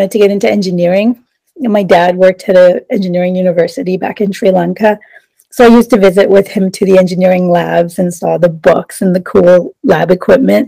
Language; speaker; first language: English; non-native, local second language; Sinhala